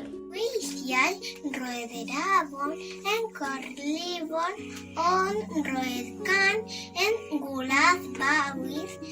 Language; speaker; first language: Welsh; non-native, learner; Spanish